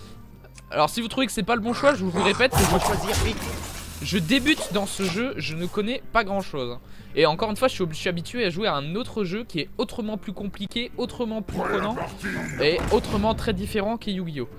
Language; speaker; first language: French; native; French